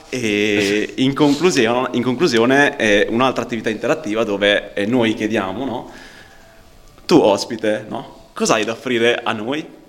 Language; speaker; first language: Italian; non-native, fluent; Punjabi